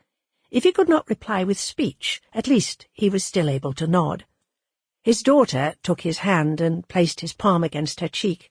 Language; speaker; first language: English; native; English